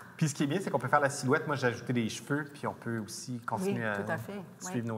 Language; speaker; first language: French; native; French